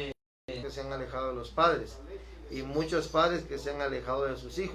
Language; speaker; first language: Spanish; native; Spanish